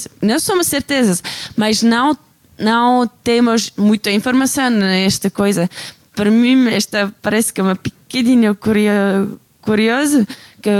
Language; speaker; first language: Portuguese; non-native, learner; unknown